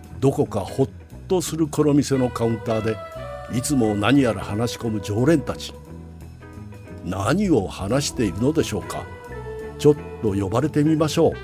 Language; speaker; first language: Japanese; native; Japanese